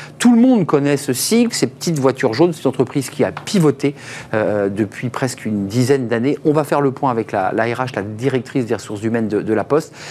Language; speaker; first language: French; native; French